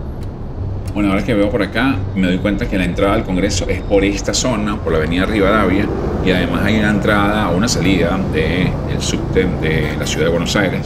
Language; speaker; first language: Spanish; native; Spanish